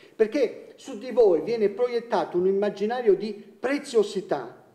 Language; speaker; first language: Italian; native; Italian